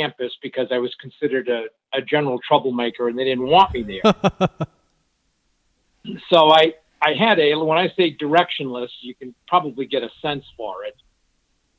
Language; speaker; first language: English; early bilingual, other home language; French